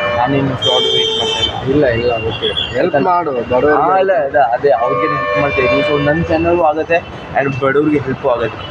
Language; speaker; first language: Kannada; non-native, local second language; Hindi